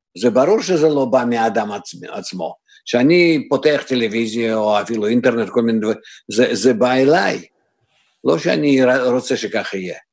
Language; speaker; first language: Hebrew; non-native, fluent; Russian